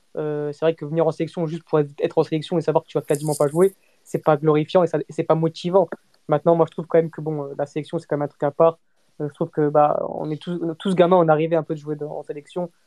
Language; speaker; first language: French; early bilingual, other home language; Portuguese